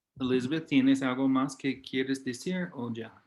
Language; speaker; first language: Spanish; non-native, fluent; English